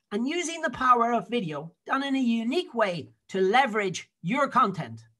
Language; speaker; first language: English; native; English